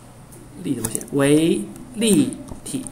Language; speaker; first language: Chinese; native; Chinese